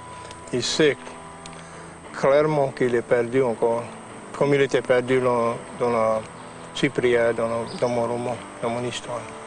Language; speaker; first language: French; non-native, local second language; English